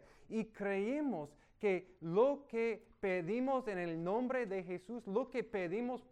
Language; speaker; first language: Spanish; non-native, fluent; English